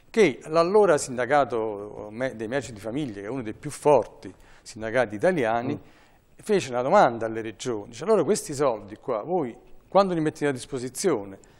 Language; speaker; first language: Italian; native; Italian